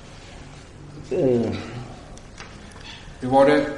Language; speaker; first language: Swedish; native; Swedish